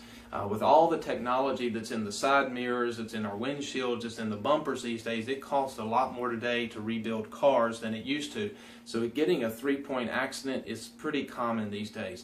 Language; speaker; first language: English; native; English